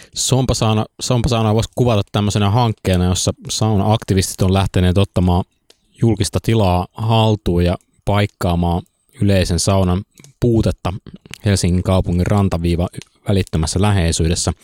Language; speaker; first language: Finnish; native; Finnish